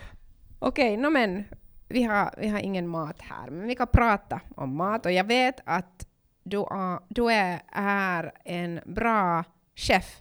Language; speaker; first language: Swedish; non-native, learner; Finnish